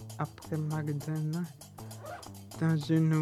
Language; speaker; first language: French; early bilingual, other home language; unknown